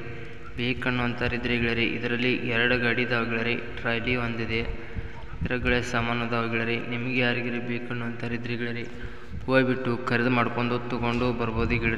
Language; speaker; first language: Kannada; native; Kannada